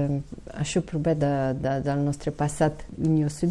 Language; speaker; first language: Catalan; non-native, fluent; Ukrainian